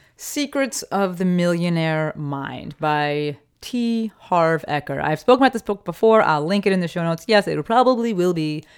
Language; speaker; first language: English; native; English